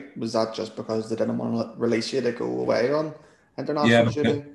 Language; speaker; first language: English; native; English